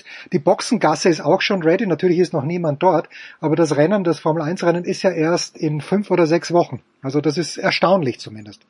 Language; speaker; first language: German; native; German